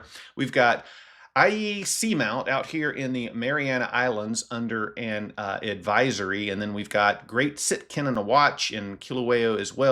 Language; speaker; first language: English; native; English